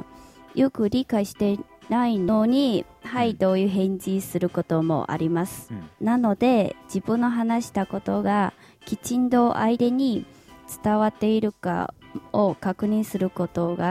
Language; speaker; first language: Japanese; non-native, fluent; Chinese